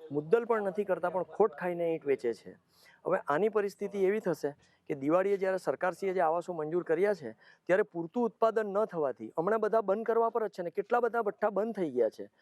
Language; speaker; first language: Gujarati; native; Gujarati